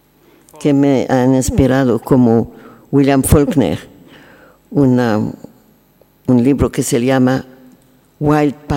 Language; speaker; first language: Spanish; non-native, learner; French